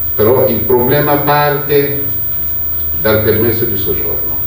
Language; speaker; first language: Italian; non-native, fluent; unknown